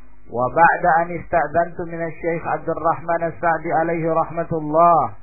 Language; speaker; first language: Arabic; non-native, fluent; Indonesian